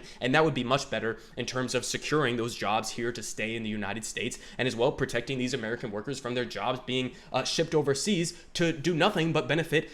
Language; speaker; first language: English; native; English